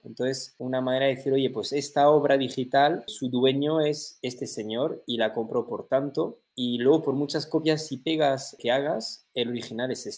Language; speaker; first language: Spanish; native; Spanish